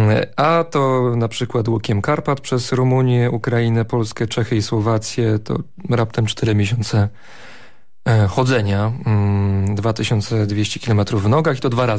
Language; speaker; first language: Polish; native; Polish